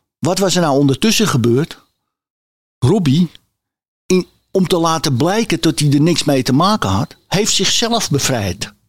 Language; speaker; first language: Dutch; native; Dutch